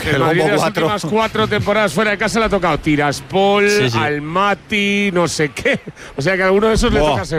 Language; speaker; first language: Spanish; native; Spanish